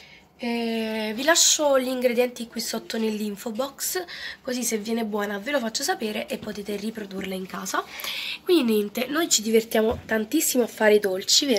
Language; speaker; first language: Italian; native; Italian